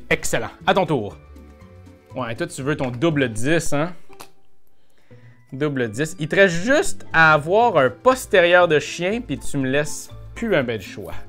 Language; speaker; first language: French; native; French